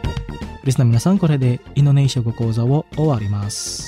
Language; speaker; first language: Japanese; non-native, fluent; Indonesian